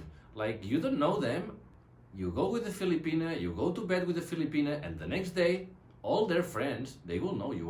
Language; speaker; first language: English; non-native, fluent; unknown